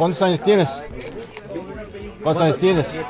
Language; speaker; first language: Spanish; non-native, learner; English